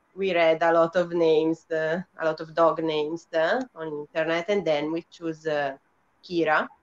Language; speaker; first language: English; non-native, fluent; Italian